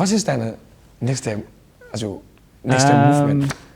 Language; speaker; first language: German; non-native, learner; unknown